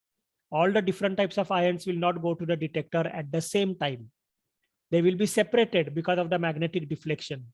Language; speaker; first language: English; non-native, local second language; Marathi